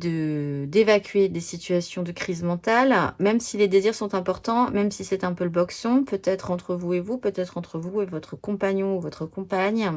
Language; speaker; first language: French; native; French